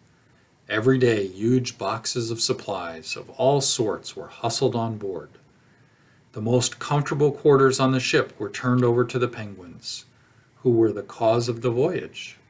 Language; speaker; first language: English; native; English